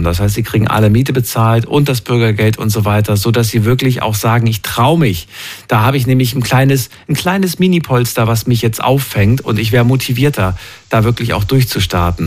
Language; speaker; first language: German; native; German